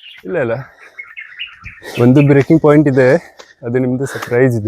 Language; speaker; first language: Kannada; non-native, local second language; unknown